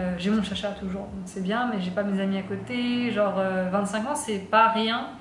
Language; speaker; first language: French; native; French